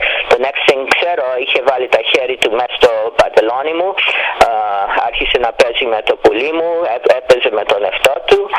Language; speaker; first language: Greek; early bilingual, heritage; Greek